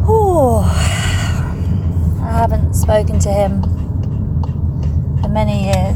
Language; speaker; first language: English; non-native, local second language; Polish